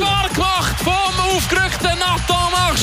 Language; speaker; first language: German; native; German